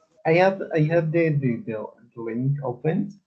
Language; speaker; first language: English; non-native, learner; Spanish